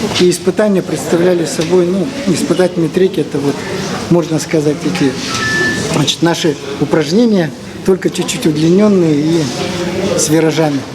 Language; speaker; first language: Russian; native; Russian